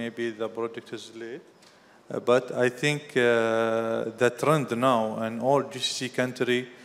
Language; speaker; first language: English; non-native, fluent; Arabic